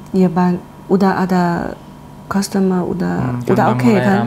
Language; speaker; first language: Indonesian; non-native, learner; Chinese